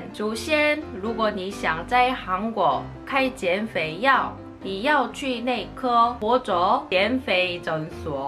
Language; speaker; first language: Chinese; non-native, fluent; Korean